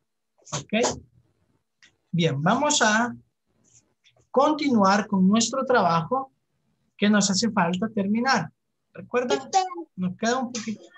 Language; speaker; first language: Spanish; native; Spanish